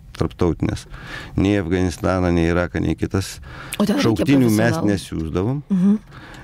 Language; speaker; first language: Lithuanian; native; Lithuanian